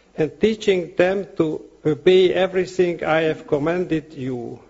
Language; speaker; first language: English; non-native, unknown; Hungarian